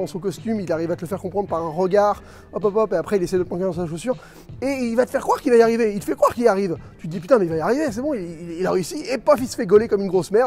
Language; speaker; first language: French; native; French